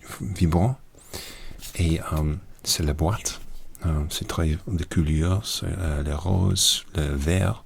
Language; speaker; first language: French; non-native, learner; English